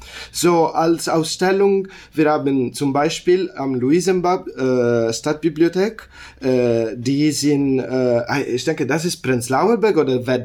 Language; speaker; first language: German; non-native, learner; Italian